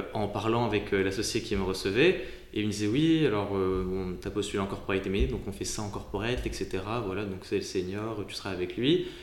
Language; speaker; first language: French; native; French